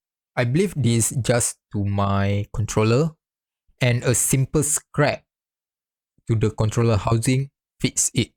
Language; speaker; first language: English; non-native, fluent; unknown